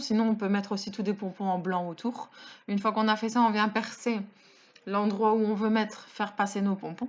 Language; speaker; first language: French; native; French